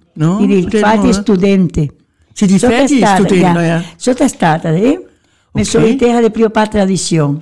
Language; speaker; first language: Danish; non-native, fluent; Spanish